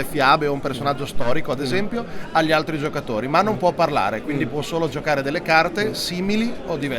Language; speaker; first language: Italian; native; Italian